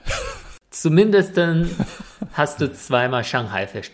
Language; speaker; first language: German; non-native, fluent; Chinese